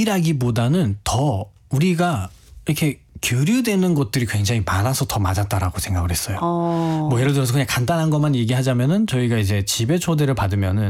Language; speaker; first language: Korean; non-native, fluent; Nepali